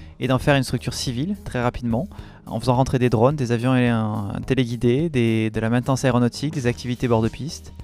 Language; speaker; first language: French; native; French